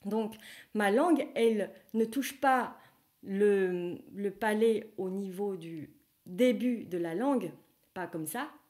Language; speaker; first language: French; non-native, fluent; Vietnamese